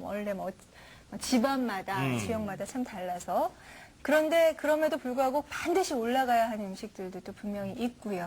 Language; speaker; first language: Korean; native; Korean